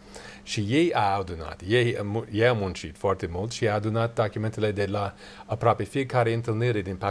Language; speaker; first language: Romanian; non-native, learner; English